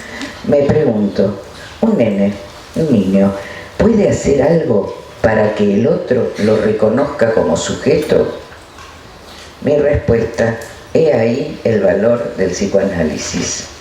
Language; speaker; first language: Spanish; native; Spanish